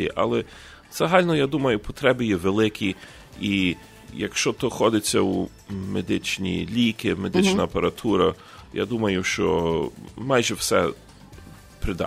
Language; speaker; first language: Ukrainian; early bilingual, heritage; Ukrainian